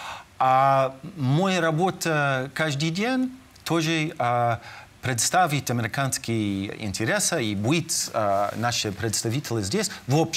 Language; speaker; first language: Russian; non-native, fluent; English